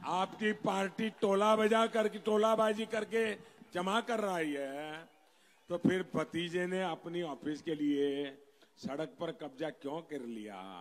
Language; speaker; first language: Hindi; non-native, local second language; Gujarati